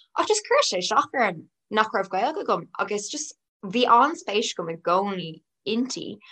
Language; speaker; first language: Irish; non-native, local second language; English